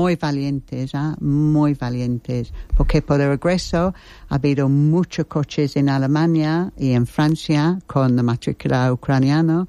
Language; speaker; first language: Spanish; non-native, learner; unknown